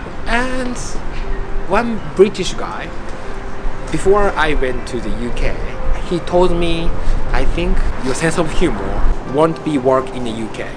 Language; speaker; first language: English; non-native, fluent; Japanese